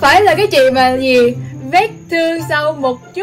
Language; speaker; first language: Vietnamese; early bilingual, heritage; Vietnamese